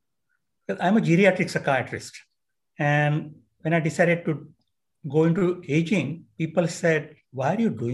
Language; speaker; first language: English; non-native, local second language; Marathi